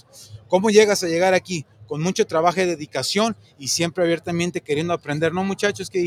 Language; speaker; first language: Spanish; native; Spanish